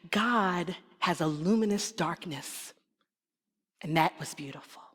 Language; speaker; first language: English; native; English